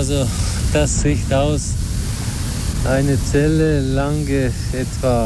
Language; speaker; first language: German; non-native, learner; Albanian